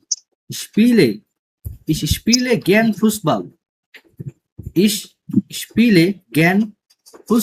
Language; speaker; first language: German; non-native, learner; Bangla